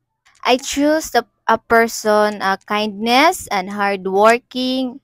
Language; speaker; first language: English; non-native, learner; Cebuano